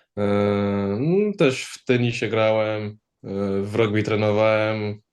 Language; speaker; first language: Polish; early bilingual, heritage; Polish